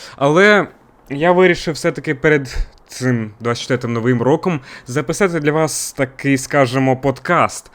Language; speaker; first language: Ukrainian; non-native, local second language; Russian